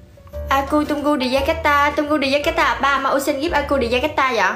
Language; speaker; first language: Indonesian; non-native, learner; Vietnamese